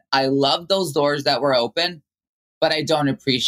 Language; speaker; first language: English; native; English